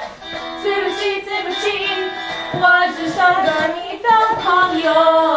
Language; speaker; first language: Chinese; non-native, learner; English